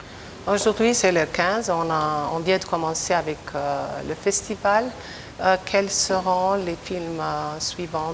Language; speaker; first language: French; non-native, fluent; Albanian